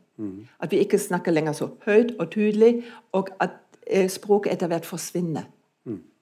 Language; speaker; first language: Norwegian; non-native, fluent; German